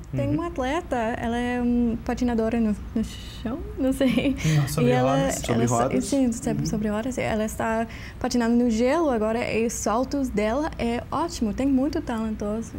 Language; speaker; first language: Portuguese; non-native, learner; English